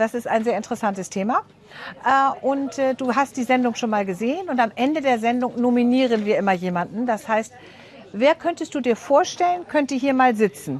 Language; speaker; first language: German; native; German